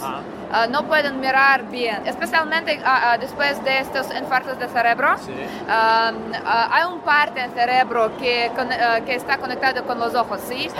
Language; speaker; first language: Spanish; non-native, learner; Russian